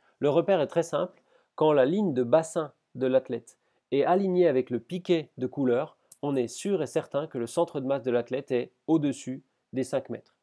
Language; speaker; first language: French; native; French